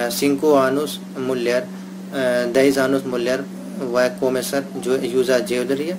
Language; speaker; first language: Portuguese; non-native, learner; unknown